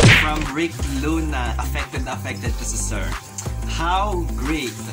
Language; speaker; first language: English; non-native, local second language; Filipino